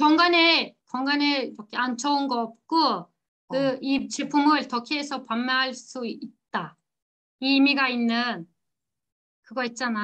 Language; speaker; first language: Korean; non-native, learner; Turkish